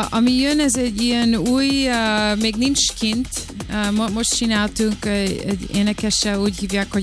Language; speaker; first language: Hungarian; early bilingual, heritage; Hungarian